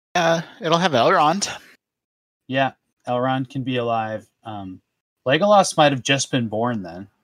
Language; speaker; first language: English; native; English